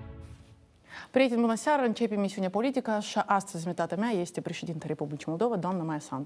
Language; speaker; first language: Romanian; native; Romanian